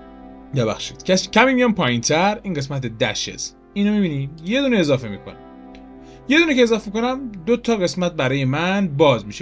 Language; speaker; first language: Persian; native; Persian